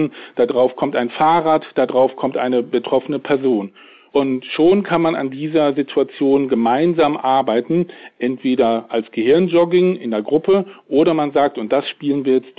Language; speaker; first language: German; native; German